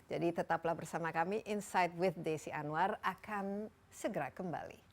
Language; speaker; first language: Indonesian; native; Indonesian